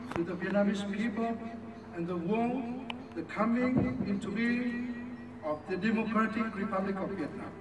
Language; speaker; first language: English; non-native, fluent; Vietnamese